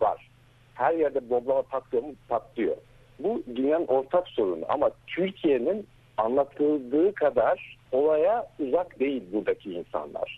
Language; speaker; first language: Turkish; native; Turkish